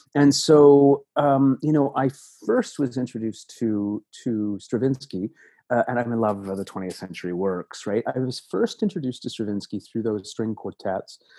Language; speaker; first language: English; native; English